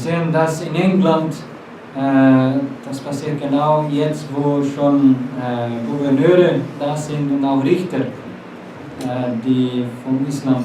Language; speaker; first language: German; non-native, fluent; Portuguese